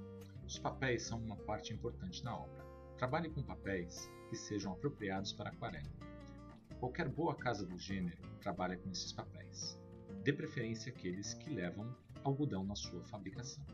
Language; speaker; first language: Portuguese; native; Portuguese